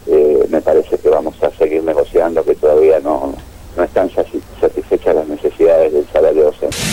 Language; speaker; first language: Spanish; native; Spanish